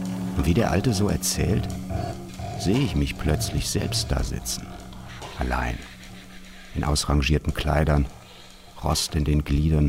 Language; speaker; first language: German; native; German